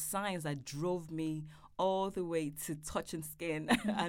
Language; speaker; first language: English; non-native, local second language; Yoruba